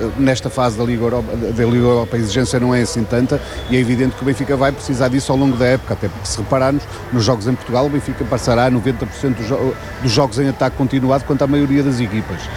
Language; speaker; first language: Portuguese; native; Portuguese